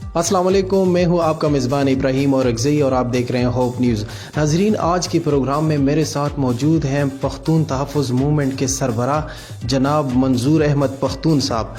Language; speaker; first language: Urdu; non-native, local second language; Pashto